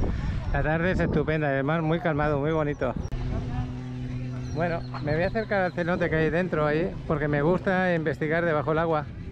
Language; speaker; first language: Spanish; native; Spanish